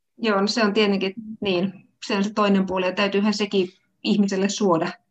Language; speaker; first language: Finnish; native; Finnish